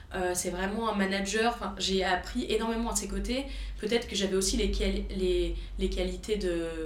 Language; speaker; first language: French; early bilingual, other home language; Romanian